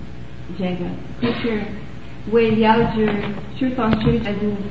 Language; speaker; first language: Chinese; non-native, learner; English